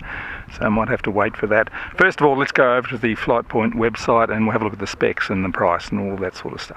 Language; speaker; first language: English; native; English